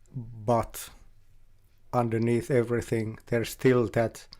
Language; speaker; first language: English; non-native, fluent; Finnish